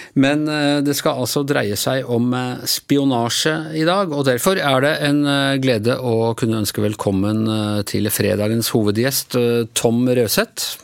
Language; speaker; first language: Norwegian; native; Norwegian